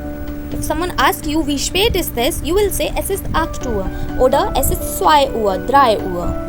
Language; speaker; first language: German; non-native, fluent; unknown